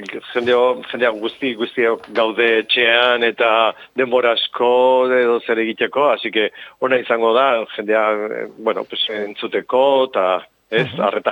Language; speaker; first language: Basque; non-native, local second language; Spanish